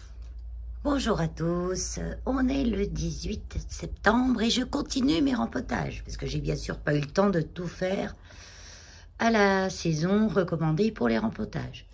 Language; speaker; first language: French; native; French